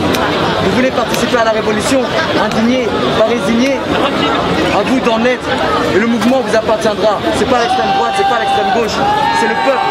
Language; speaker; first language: French; native; French